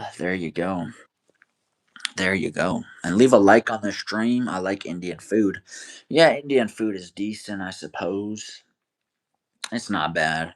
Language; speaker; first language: English; native; English